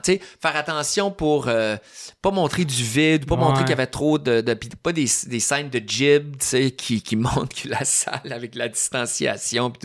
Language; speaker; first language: French; native; French